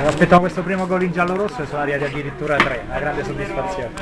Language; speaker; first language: Italian; native; Italian